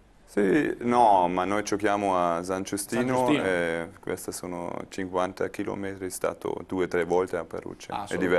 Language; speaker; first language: Italian; non-native, learner; German